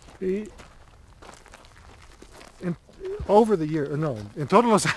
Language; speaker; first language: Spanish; non-native, learner; English